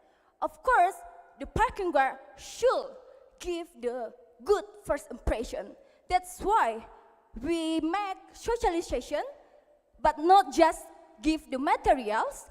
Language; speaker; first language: English; non-native, learner; Indonesian